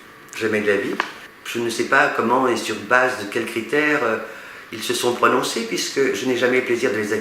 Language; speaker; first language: French; native; French